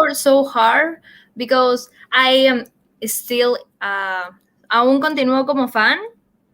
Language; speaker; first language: English; non-native, learner; Spanish